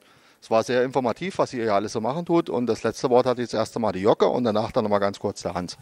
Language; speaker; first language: German; native; German